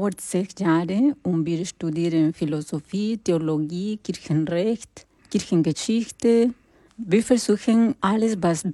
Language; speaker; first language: German; non-native, learner; Spanish